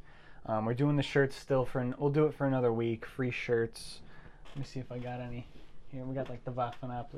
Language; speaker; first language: English; native; English